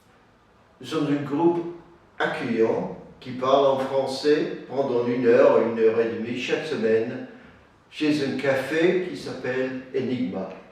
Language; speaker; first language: French; non-native, learner; English